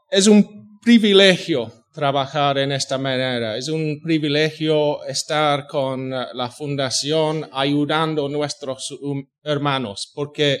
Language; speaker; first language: Spanish; non-native, fluent; English